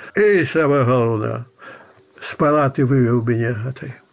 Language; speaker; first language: Russian; non-native, local second language; Belarusian